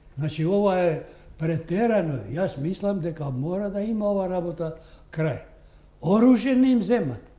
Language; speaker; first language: Macedonian; non-native, local second language; Albanian